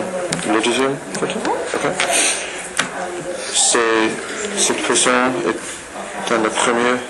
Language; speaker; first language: French; non-native, learner; English